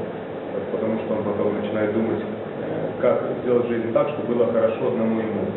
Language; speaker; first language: Russian; native; Russian